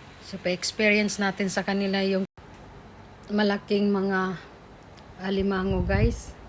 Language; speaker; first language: Filipino; non-native, local second language; Cebuano